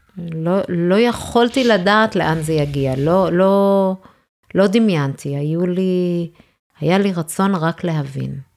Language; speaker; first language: Hebrew; early bilingual, other home language; English